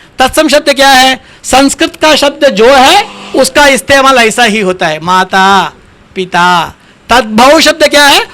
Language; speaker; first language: Hindi; non-native, local second language; Tamil